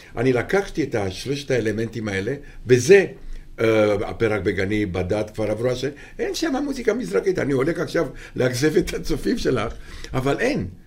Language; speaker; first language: Hebrew; non-native, fluent; Romanian